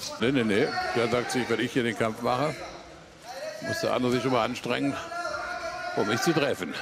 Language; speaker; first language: German; native; German